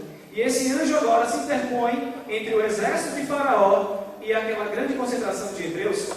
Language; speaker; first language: Portuguese; native; Portuguese